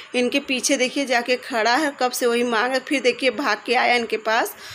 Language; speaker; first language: Hindi; native; Hindi